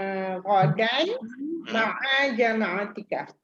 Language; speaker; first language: Arabic; non-native, learner; Malay